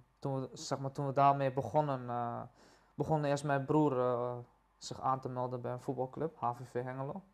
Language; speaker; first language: Dutch; early bilingual, other home language; Persian